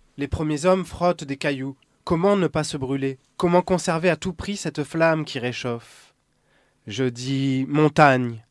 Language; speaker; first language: French; native; French